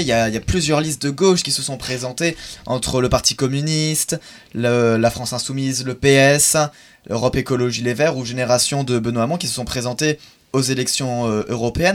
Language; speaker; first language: French; native; French